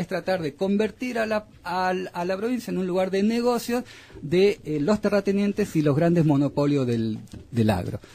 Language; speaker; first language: Spanish; native; Spanish